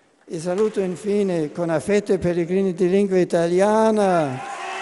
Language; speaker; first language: Italian; non-native, fluent; German